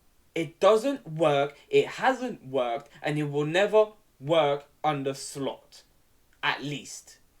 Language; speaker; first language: English; native; English